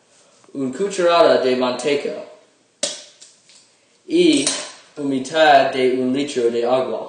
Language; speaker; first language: Spanish; non-native, learner; English